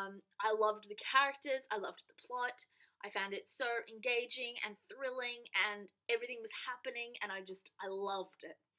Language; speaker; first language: English; native; English